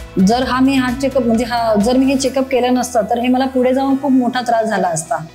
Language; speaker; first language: Marathi; non-native, local second language; Gujarati